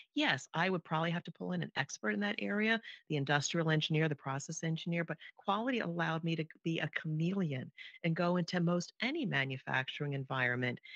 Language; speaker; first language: English; native; English